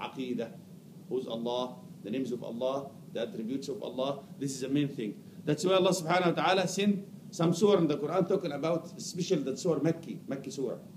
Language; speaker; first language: English; non-native, fluent; Arabic